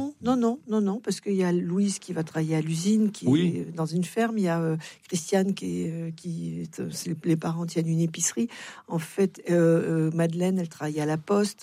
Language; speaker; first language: French; native; French